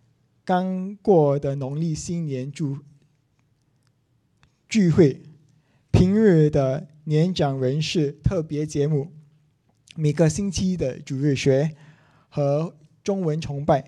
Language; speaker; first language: Chinese; non-native, local second language; English